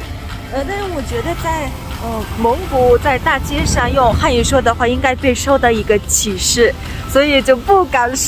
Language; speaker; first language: Chinese; non-native, fluent; Mongolian